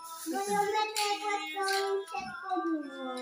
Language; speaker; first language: Italian; early bilingual, heritage; Filipino